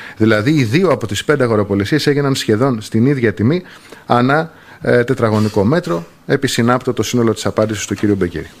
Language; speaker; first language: Greek; native; Greek